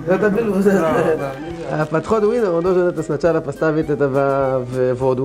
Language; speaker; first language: Russian; non-native, learner; Hebrew